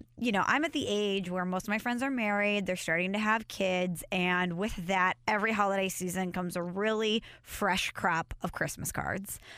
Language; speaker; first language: English; native; English